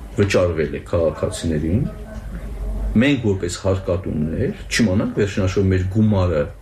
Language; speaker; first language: Armenian; native; Armenian